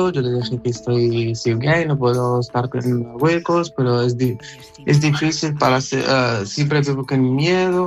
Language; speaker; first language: Spanish; non-native, learner; Arabic